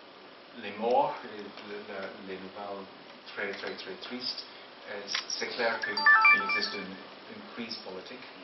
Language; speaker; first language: French; non-native, fluent; English